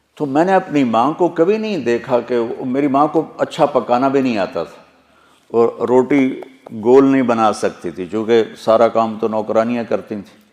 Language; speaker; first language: Urdu; non-native, local second language; Punjabi